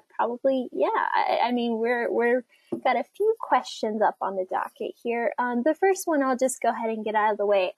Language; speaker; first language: English; native; English